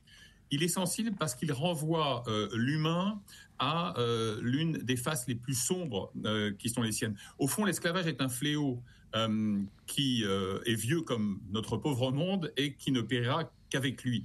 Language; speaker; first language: French; native; French